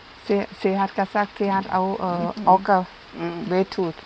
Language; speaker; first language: German; non-native, learner; Thai